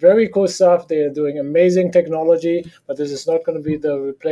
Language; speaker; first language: English; non-native, fluent; German